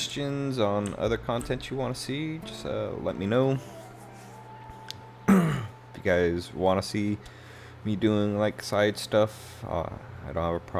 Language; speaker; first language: English; native; English